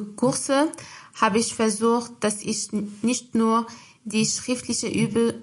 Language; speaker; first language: German; non-native, fluent; Arabic